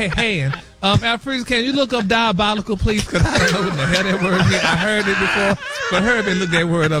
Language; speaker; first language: English; native; English